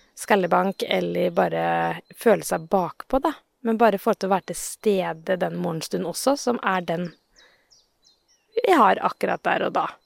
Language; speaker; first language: Norwegian; native; Norwegian